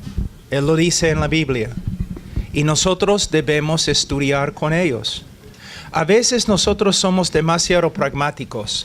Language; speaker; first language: Spanish; non-native, fluent; English